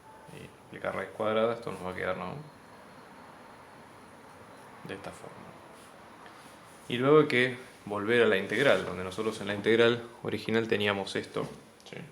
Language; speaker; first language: Spanish; native; Spanish